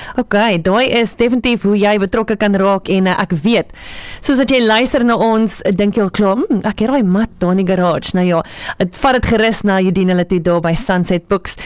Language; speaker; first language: Afrikaans; native; Afrikaans